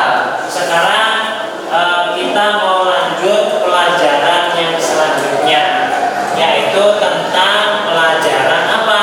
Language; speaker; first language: Indonesian; native; Indonesian